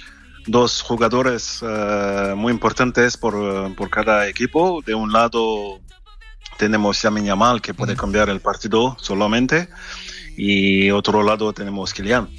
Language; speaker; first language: Spanish; non-native, fluent; French